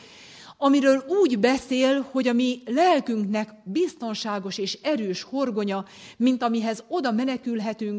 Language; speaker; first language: Hungarian; native; Hungarian